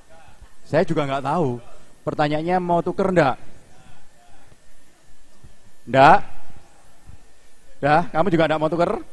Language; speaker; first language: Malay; non-native, local second language; Javanese